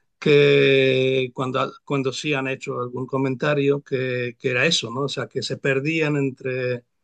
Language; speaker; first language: Spanish; non-native, fluent; Polish